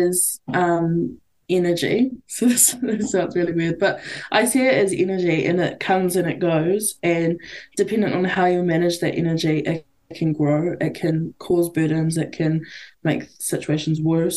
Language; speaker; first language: English; native; English